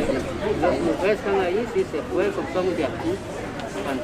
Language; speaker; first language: Spanish; non-native, local second language; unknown